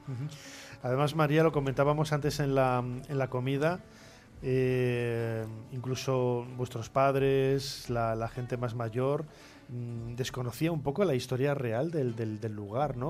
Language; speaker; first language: Spanish; native; Spanish